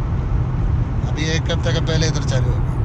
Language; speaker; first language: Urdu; non-native, learner; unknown